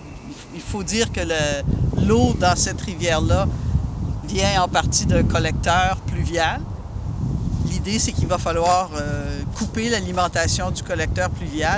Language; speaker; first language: French; native; French